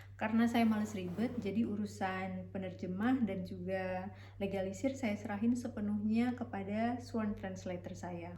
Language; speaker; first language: Indonesian; native; Indonesian